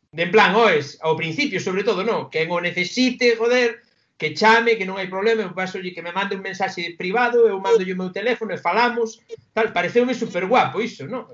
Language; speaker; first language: Galician; non-native, local second language; Spanish